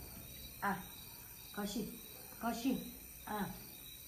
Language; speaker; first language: Chinese; non-native, learner; Nepali